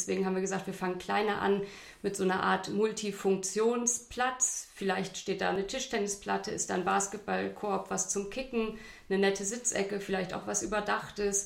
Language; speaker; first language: German; native; German